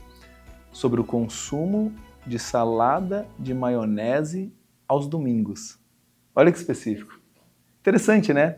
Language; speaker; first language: Portuguese; native; Portuguese